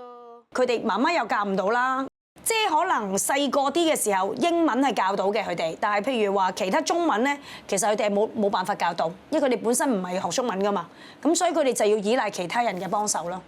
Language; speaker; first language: Cantonese; native; Cantonese